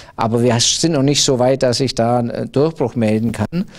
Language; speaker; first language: German; native; German